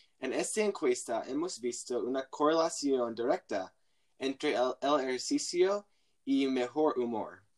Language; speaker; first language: Spanish; non-native, learner; English